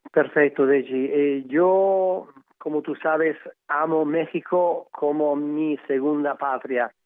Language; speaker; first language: Spanish; non-native, learner; Italian